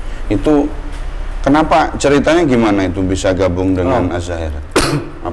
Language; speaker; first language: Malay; non-native, local second language; Javanese